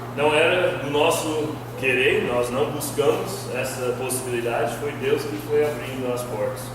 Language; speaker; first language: Portuguese; non-native, fluent; English